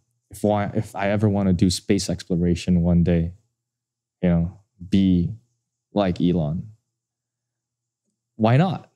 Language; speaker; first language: English; non-native, fluent; Indonesian